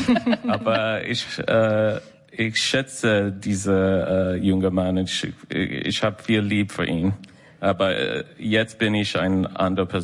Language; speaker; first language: German; non-native, learner; English